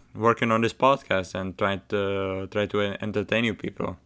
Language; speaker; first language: English; non-native, fluent; Czech